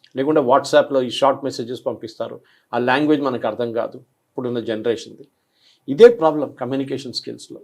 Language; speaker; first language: Telugu; non-native, local second language; Malayalam